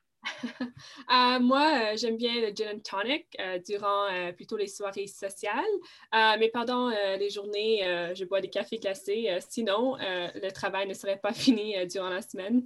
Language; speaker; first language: French; non-native, fluent; English